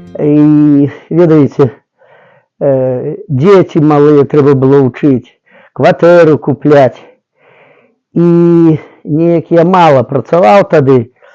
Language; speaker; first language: Belarusian; native; Belarusian